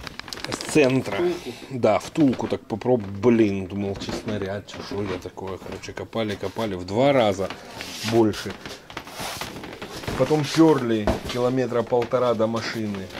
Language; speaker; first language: Russian; native; Russian